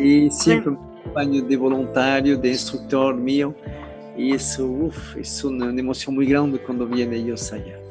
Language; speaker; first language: Spanish; non-native, learner; French